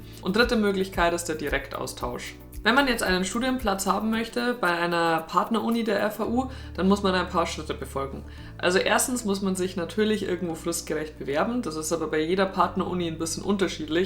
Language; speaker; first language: German; native; German